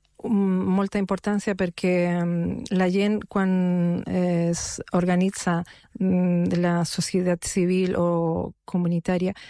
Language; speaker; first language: Catalan; non-native, fluent; Spanish